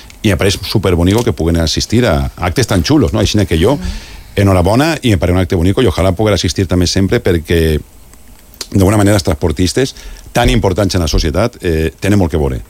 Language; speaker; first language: Catalan; native; Catalan